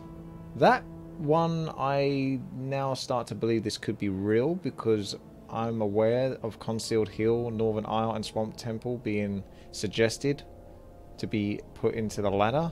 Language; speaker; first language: English; native; English